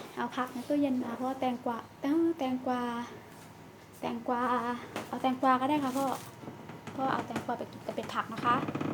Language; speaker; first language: Thai; native; Thai